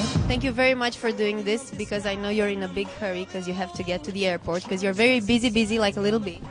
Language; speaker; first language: English; non-native, fluent; Romanian